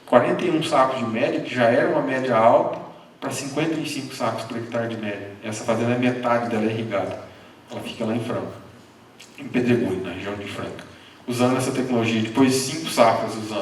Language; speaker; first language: Portuguese; native; Portuguese